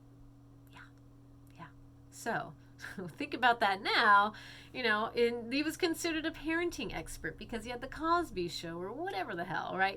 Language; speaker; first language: English; native; English